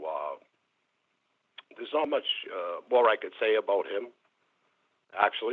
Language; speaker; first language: English; native; English